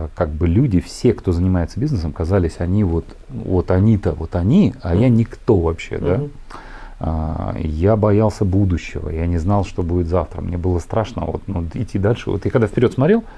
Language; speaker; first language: Russian; native; Russian